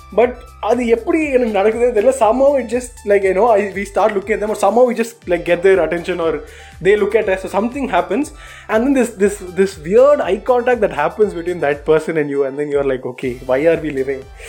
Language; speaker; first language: English; non-native, local second language; Tamil